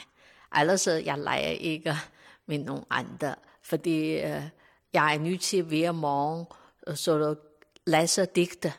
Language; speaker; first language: Danish; non-native, learner; Chinese